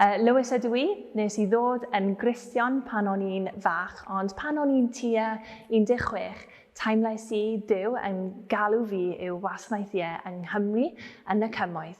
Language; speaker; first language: Welsh; non-native, fluent; English